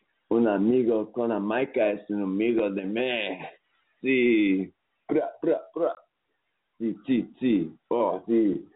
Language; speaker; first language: Spanish; non-native, learner; English